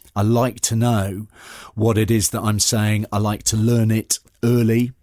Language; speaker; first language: English; native; English